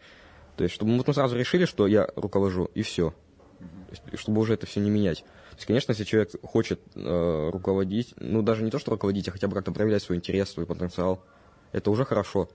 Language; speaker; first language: Russian; native; Russian